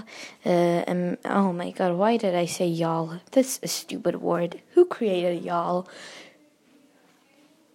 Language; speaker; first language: English; native; English